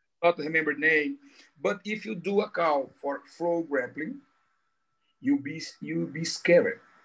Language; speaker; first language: English; non-native, learner; Portuguese